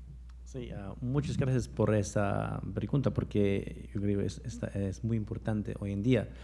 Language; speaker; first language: Spanish; non-native, fluent; German